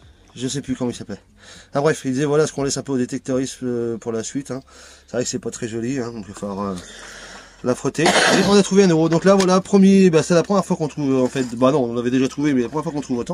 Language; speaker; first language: French; native; French